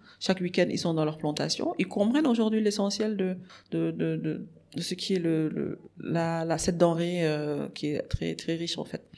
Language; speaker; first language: French; non-native, local second language; Wolof